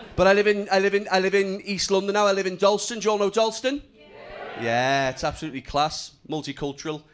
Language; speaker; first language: English; native; English